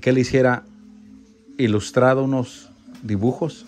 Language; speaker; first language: Spanish; native; Spanish